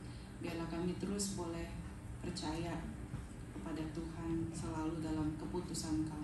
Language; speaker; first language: Indonesian; native; Indonesian